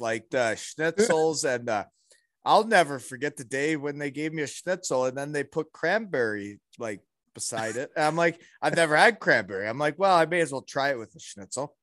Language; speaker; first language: English; native; English